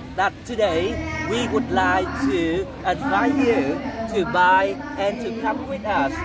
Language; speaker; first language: English; non-native, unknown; Vietnamese